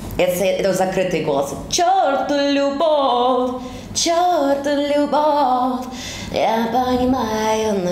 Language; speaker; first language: Russian; early bilingual, heritage; Russian